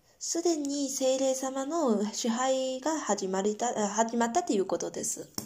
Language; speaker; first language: Japanese; non-native, fluent; Korean